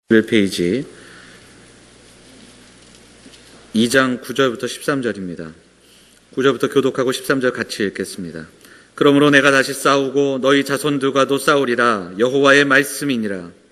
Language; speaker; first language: Korean; native; Korean